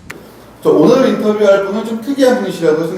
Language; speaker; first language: Korean; native; Korean